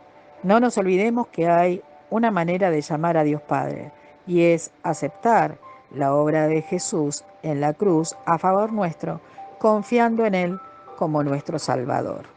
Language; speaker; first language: Spanish; native; Spanish